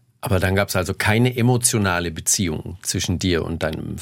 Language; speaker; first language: German; native; German